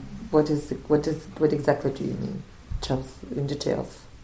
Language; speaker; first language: English; non-native, fluent; Russian